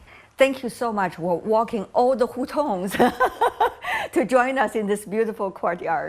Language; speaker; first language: English; non-native, fluent; Chinese